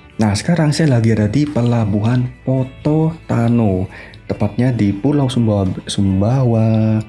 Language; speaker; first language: Indonesian; non-native, local second language; Madurese